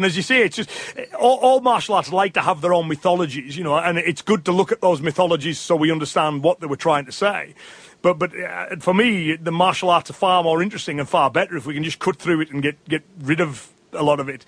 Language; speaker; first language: English; native; English